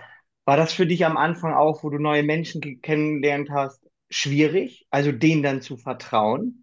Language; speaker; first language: German; native; German